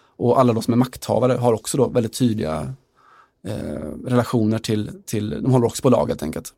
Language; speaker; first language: Swedish; native; Swedish